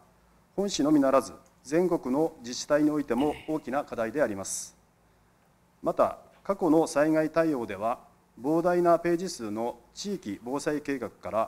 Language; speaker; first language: Japanese; native; Japanese